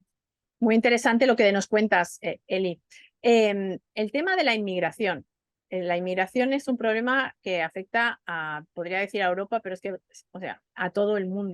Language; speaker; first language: Spanish; native; Spanish